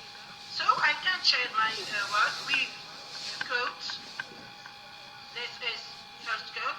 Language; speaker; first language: English; non-native, learner; Arabic